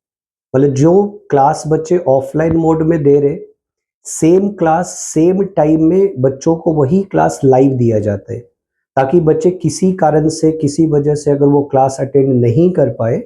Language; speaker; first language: Hindi; native; Hindi